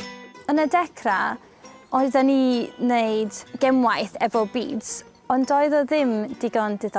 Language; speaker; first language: Welsh; non-native, learner; English